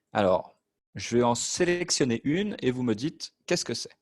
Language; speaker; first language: French; native; French